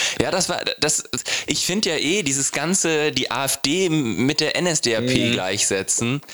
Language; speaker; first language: German; native; German